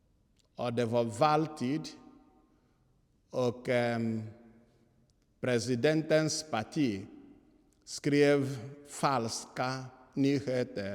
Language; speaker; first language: Swedish; non-native, fluent; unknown